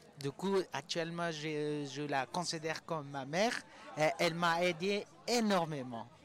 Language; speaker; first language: French; non-native, fluent; Persian